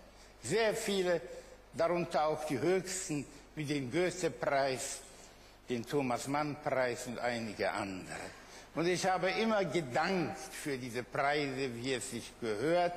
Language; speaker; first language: German; early bilingual, other home language; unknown